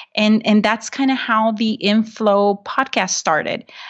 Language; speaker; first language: English; non-native, fluent; Spanish